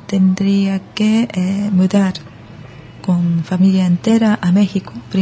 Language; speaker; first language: Spanish; early bilingual, other home language; Japanese